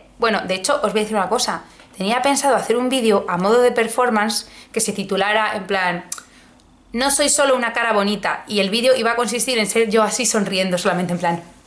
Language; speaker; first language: Spanish; native; Spanish